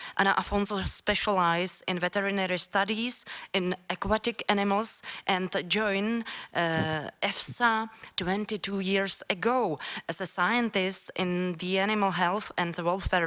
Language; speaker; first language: English; non-native, fluent; Czech